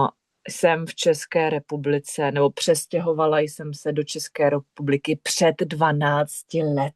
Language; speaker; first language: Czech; non-native, fluent; English